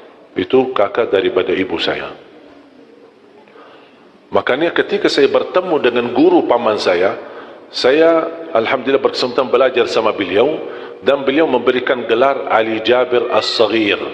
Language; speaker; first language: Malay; non-native, fluent; Arabic